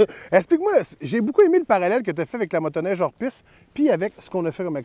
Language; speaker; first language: French; native; French